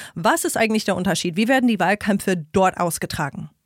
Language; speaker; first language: German; non-native, fluent; English